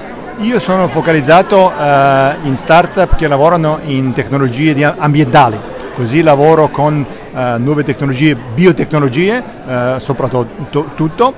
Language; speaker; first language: Italian; non-native, learner; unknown